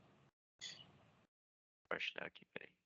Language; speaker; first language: Portuguese; native; Portuguese